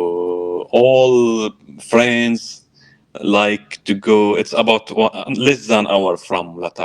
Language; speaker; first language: English; non-native, learner; Arabic